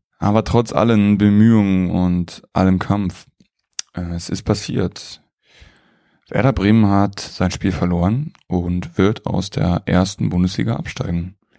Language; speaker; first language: German; native; German